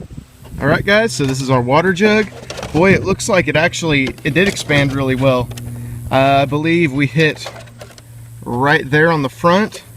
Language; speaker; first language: English; native; English